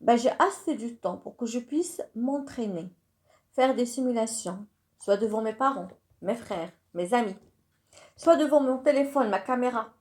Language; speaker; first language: French; non-native, local second language; Arabic